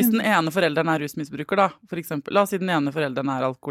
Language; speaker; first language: Norwegian; native; Norwegian